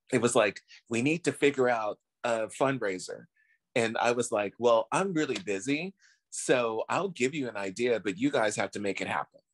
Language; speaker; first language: English; native; English